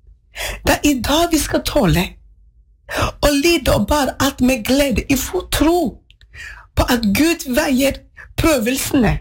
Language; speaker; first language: Norwegian; non-native, fluent; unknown